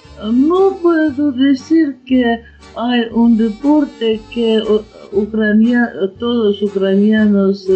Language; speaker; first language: Spanish; non-native, learner; Ukrainian